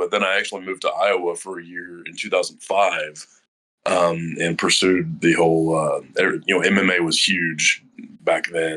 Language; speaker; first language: English; native; English